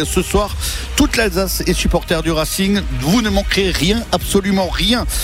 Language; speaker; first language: French; native; French